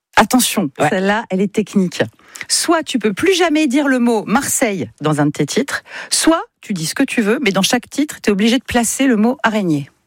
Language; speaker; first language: French; native; French